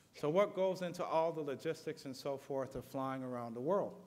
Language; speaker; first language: English; native; English